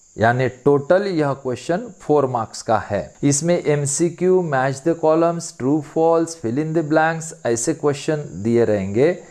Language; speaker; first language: Hindi; non-native, local second language; Marathi